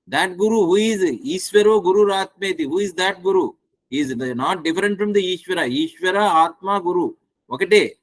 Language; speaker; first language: English; non-native, local second language; Telugu